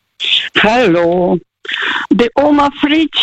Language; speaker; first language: German; early bilingual, heritage; Russian